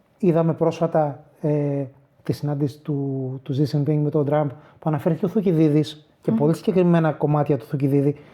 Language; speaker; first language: Greek; native; Greek